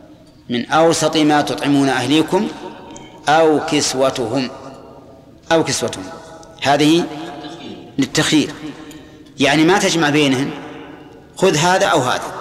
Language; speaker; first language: Arabic; native; Arabic